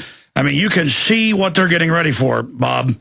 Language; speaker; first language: English; native; English